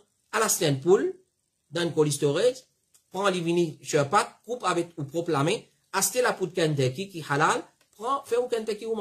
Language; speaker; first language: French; non-native, local second language; Morisyen